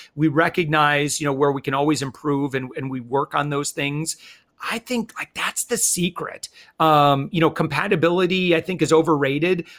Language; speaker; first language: English; native; English